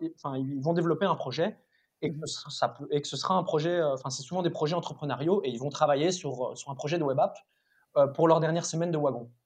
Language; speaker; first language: French; native; French